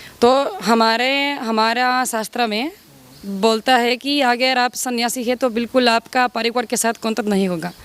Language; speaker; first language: Hindi; non-native, learner; Spanish